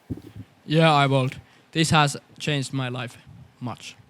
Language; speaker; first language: English; non-native, fluent; Finnish